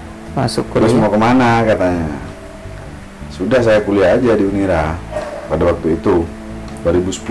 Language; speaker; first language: Indonesian; non-native, local second language; Madurese